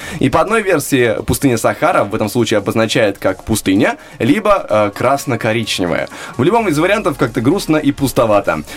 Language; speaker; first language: Russian; native; Russian